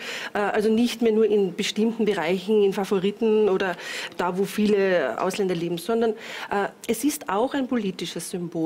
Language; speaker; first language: German; native; German